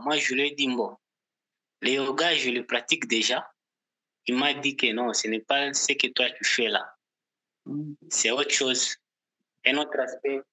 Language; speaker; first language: French; non-native, local second language; Portuguese